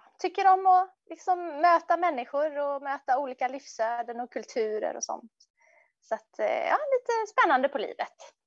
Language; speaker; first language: Swedish; early bilingual, other home language; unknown